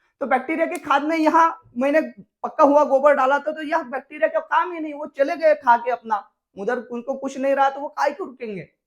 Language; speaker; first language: Hindi; non-native, local second language; Marathi